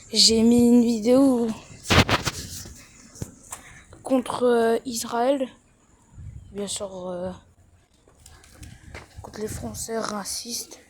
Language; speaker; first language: French; early bilingual, other home language; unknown